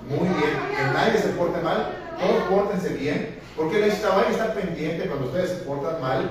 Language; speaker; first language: Spanish; native; Spanish